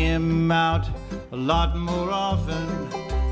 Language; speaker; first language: English; native; English